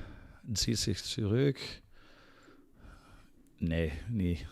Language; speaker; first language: German; non-native, learner; English